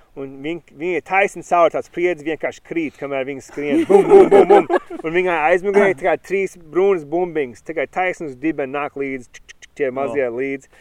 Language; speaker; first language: Latvian; early bilingual, heritage; Latvian